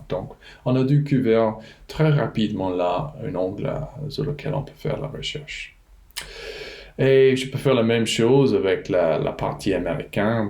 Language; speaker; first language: French; non-native, fluent; English